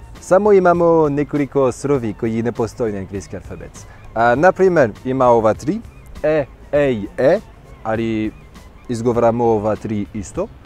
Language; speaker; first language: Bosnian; non-native, learner; French